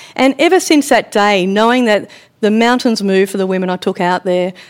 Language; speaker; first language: English; native; English